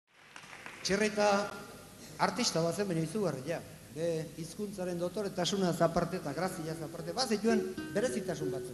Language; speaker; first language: Basque; native; Basque